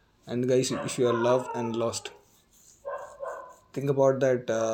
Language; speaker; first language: English; non-native, local second language; Malayalam